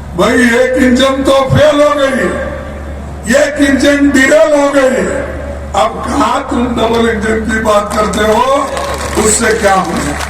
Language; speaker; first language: Hindi; non-native, local second language; Kannada